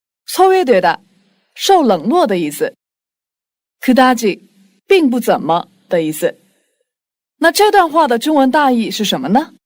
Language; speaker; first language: Chinese; non-native, fluent; Korean